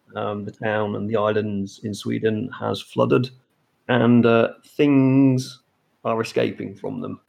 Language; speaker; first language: English; native; English